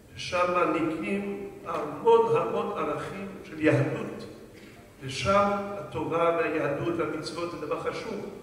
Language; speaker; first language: Hebrew; non-native, fluent; French